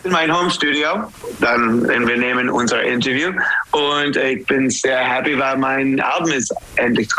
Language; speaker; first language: German; non-native, learner; English